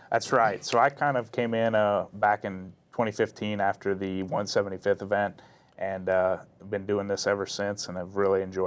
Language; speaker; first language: English; native; English